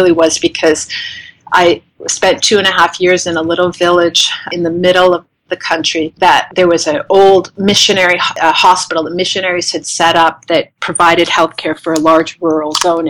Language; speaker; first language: English; native; English